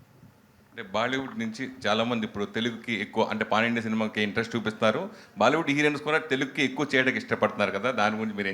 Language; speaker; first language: Telugu; native; Telugu